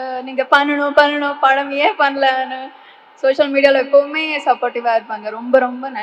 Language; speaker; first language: Tamil; non-native, fluent; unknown